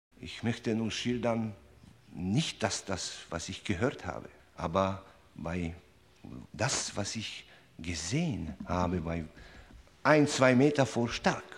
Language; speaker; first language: German; non-native, learner; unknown